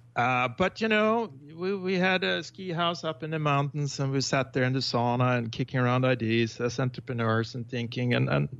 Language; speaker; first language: English; non-native, fluent; Swedish